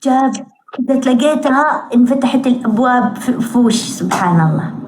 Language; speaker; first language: Arabic; native; Arabic